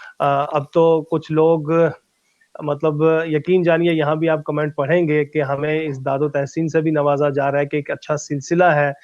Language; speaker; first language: Urdu; native; Urdu